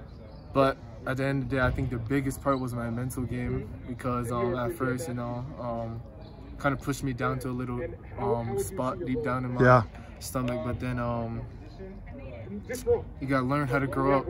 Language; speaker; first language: English; non-native, fluent; Japanese